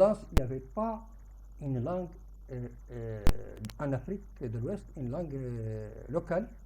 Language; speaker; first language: French; non-native, local second language; Arabic